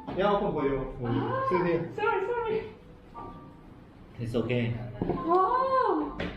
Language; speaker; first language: English; non-native, learner; Korean